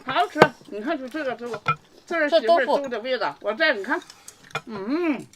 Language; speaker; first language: Chinese; native; Chinese